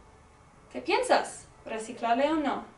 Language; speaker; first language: Spanish; non-native, learner; English